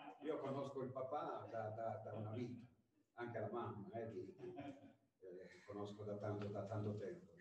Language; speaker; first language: Italian; native; Italian